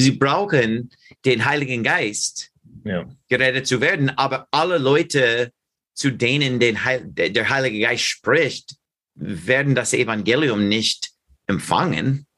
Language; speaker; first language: German; non-native, learner; English